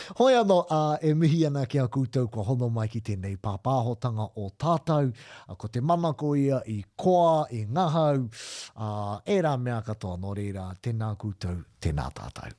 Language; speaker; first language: Māori; non-native, local second language; English